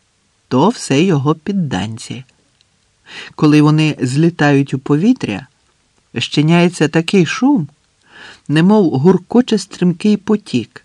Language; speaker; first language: Ukrainian; native; Ukrainian